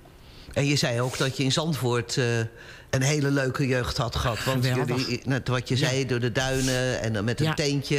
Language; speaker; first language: Dutch; native; Dutch